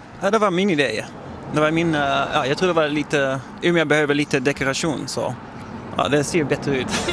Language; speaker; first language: Swedish; non-native, fluent; Dutch